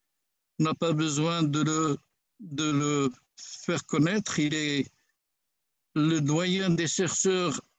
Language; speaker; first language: French; non-native, local second language; Arabic